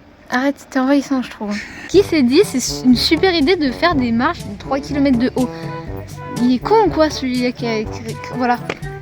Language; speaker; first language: French; native; French